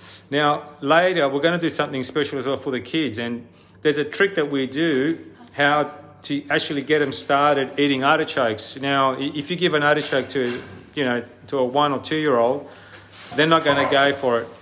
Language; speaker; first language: English; early bilingual, other home language; Italian